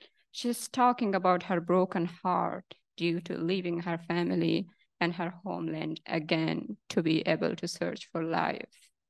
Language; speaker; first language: English; non-native, local second language; Hazaragi